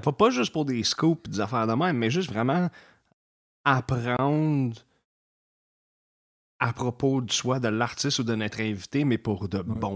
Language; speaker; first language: French; native; French